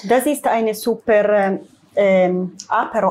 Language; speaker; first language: German; non-native, learner; Italian